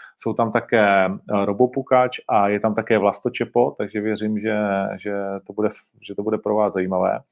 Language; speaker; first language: Czech; native; Czech